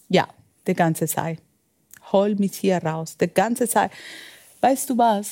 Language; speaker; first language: German; non-native, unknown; Spanish